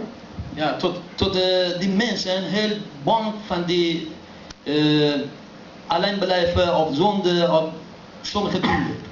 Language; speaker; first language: Dutch; non-native, learner; Persian